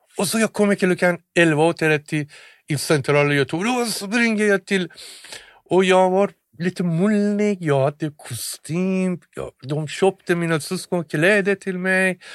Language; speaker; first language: Swedish; non-native, fluent; Persian